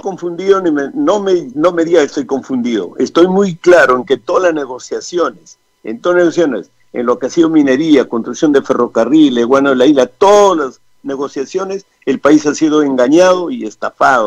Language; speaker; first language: Spanish; native; Spanish